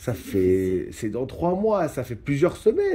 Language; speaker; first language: French; native; French